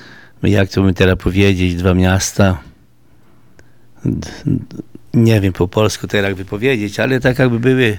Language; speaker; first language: Polish; early bilingual, heritage; Polish